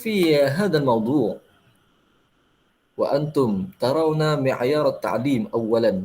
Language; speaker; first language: Arabic; non-native, fluent; Malay